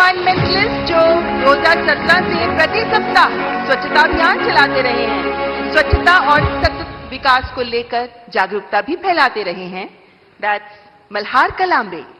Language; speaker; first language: Hindi; native; Hindi